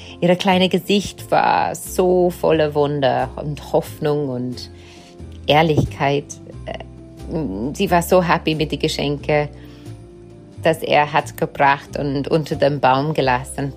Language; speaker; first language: German; non-native, fluent; English